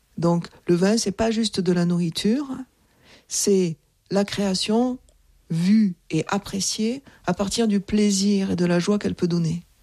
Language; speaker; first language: French; native; French